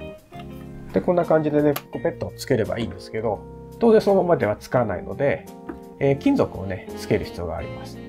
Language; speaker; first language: Japanese; native; Japanese